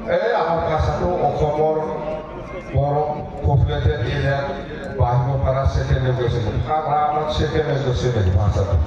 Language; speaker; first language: Assamese; non-native, local second language; Bodo